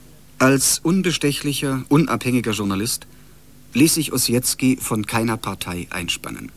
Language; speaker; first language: German; native; German